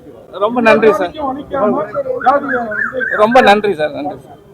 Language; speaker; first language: Tamil; native; Tamil